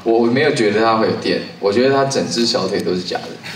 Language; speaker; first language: Chinese; native; Chinese